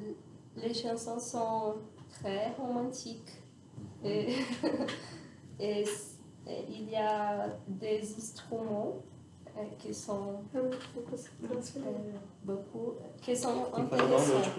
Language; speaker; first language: French; non-native, learner; Portuguese